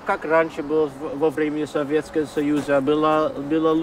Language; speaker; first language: Russian; non-native, fluent; Dutch